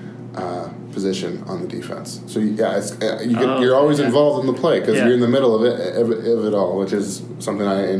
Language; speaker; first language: English; native; English